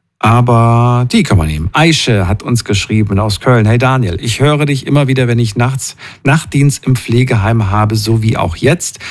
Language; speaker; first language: German; native; German